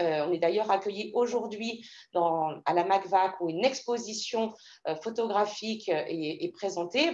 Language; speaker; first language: French; native; French